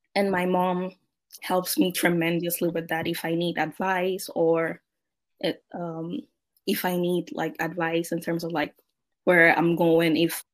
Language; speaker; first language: English; non-native, local second language; Akan